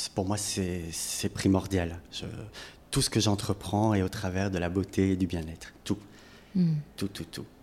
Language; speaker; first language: French; native; French